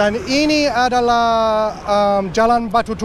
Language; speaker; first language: Indonesian; non-native, learner; English